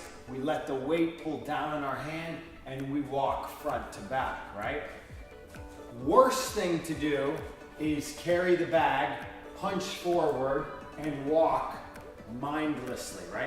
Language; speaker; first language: English; native; English